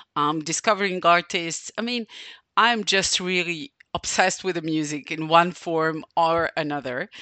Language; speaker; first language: English; non-native, fluent; Serbian